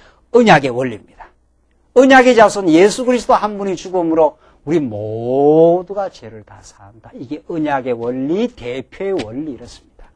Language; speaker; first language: Korean; native; Korean